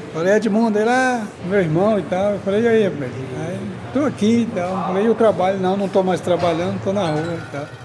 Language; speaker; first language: Portuguese; native; Portuguese